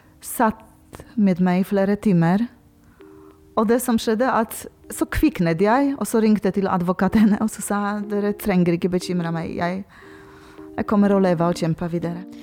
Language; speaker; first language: Norwegian; non-native, learner; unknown